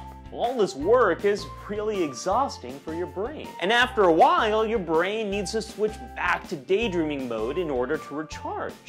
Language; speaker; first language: English; native; English